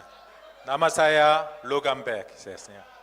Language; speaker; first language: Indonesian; non-native, learner; Korean